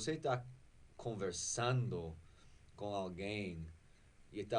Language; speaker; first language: Portuguese; non-native, fluent; English